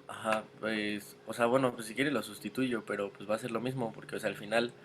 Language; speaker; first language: Spanish; native; Spanish